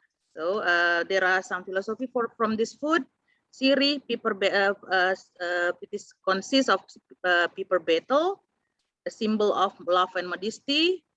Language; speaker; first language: English; non-native, fluent; Indonesian